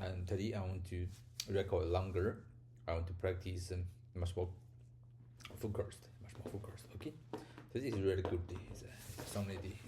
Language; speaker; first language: English; non-native, learner; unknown